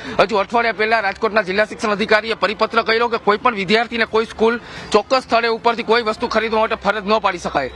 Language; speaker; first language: Gujarati; native; Gujarati